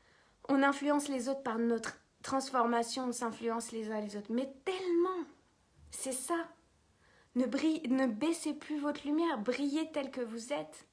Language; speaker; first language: French; native; French